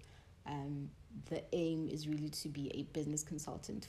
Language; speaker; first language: English; non-native, local second language; Tswana